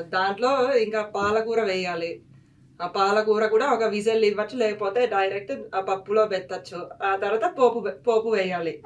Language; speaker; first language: Telugu; non-native, fluent; Finnish